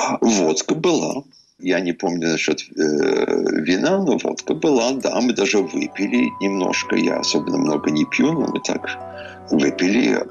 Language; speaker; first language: Russian; early bilingual, heritage; Russian